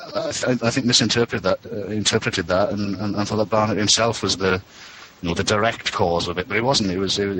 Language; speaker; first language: English; native; English